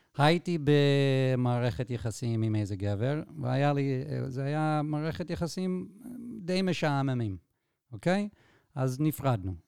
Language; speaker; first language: Hebrew; non-native, fluent; English